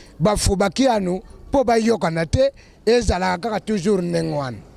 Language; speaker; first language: Lingala; non-native, local second language; Kongo